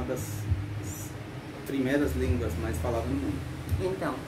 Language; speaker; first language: Portuguese; non-native, fluent; Spanish